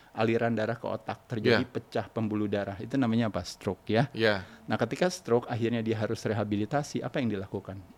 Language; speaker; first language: Indonesian; native; Indonesian